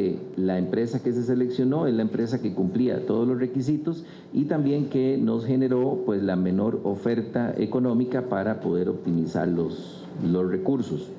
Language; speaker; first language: Spanish; native; Spanish